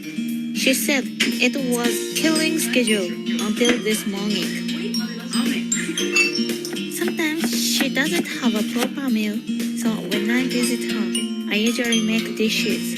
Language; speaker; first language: English; non-native, learner; Japanese